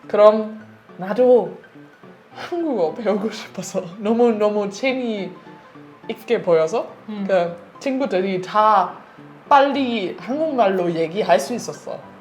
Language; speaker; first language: Korean; non-native, learner; German